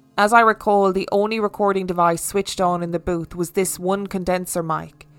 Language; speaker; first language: English; native; English